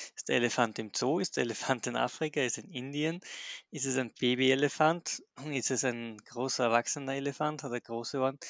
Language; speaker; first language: German; native; German